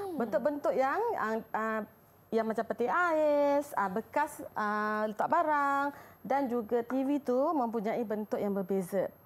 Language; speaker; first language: Malay; native; Malay